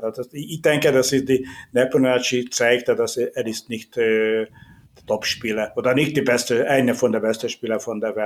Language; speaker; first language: German; non-native, learner; Hungarian